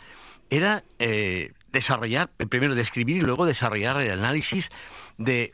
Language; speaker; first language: Spanish; native; Spanish